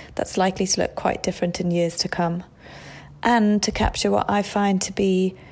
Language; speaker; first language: English; native; English